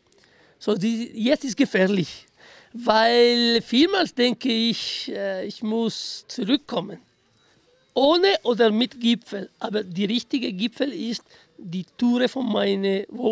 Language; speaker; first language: German; non-native, fluent; Italian